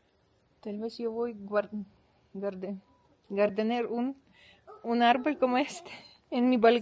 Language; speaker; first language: Spanish; non-native, learner; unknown